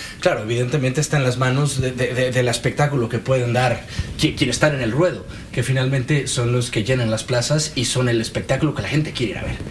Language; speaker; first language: Spanish; native; Spanish